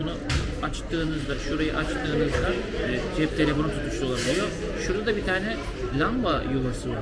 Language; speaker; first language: Turkish; native; Turkish